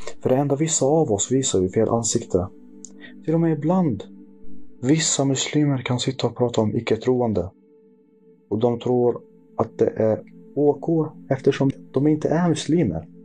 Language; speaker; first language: Swedish; early bilingual, other home language; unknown